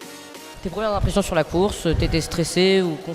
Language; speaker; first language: French; native; French